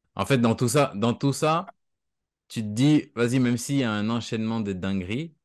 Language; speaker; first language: French; native; French